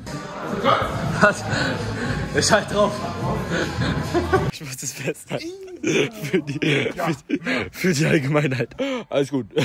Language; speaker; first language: German; native; German